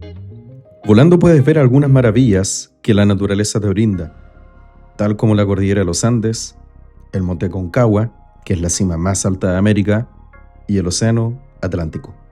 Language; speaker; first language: Spanish; native; Spanish